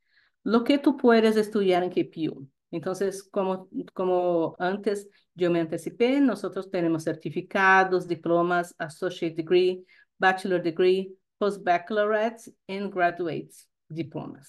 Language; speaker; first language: Spanish; non-native, fluent; Portuguese